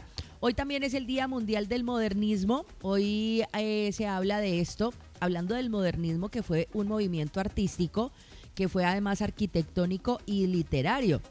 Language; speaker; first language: Spanish; native; Spanish